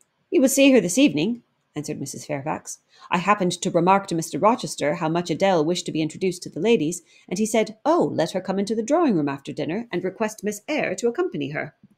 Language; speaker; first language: English; native; English